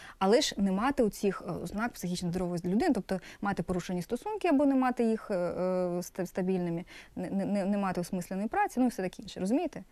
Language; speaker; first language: Ukrainian; non-native, local second language; Russian